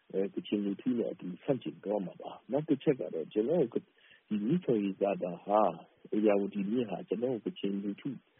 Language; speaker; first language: Burmese; non-native, local second language; Kachin